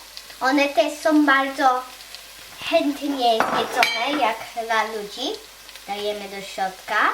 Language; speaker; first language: Polish; early bilingual, heritage; Polish